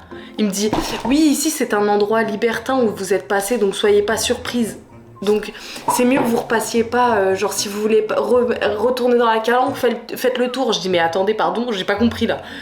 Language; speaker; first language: French; native; French